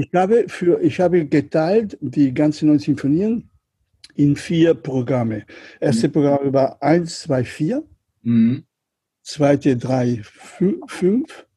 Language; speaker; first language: German; non-native, learner; Catalan